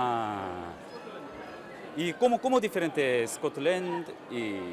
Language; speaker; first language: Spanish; non-native, learner; Korean